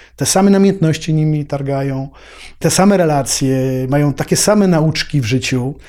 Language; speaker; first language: Polish; native; Polish